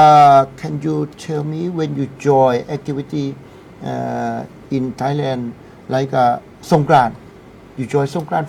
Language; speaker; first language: English; non-native, learner; Thai